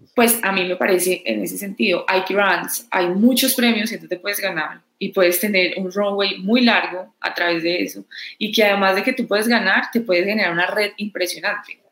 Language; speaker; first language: Spanish; native; Spanish